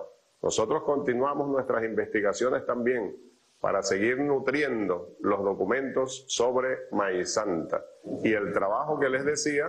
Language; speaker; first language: Spanish; native; Spanish